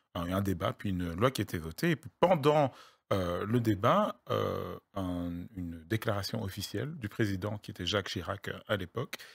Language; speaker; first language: French; native; French